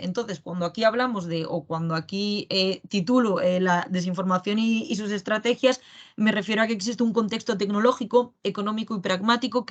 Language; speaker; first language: Spanish; native; Spanish